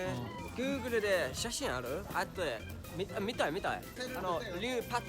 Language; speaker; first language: Japanese; non-native, learner; English